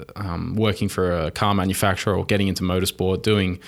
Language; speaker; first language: English; native; English